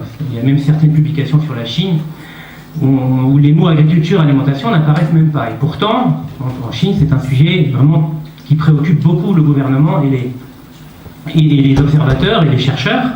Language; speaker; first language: French; native; French